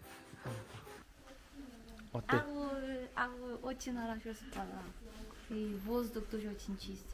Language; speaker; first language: Russian; non-native, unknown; Korean